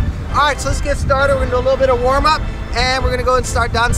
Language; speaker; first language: English; non-native, fluent; Portuguese